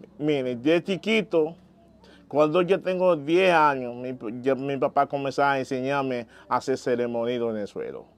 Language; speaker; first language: Spanish; non-native, learner; Haitian Creole